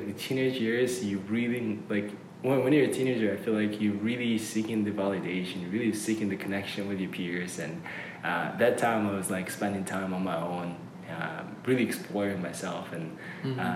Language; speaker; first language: English; early bilingual, other home language; Uzbek